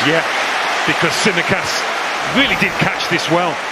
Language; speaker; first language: English; native; English